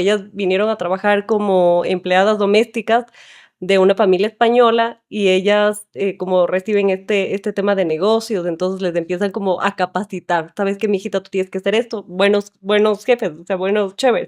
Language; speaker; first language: Spanish; native; Spanish